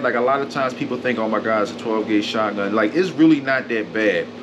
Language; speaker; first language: English; native; English